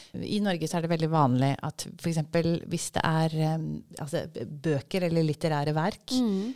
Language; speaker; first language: Norwegian; early bilingual, other home language; English